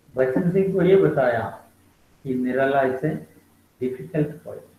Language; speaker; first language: Hindi; non-native, local second language; Malayalam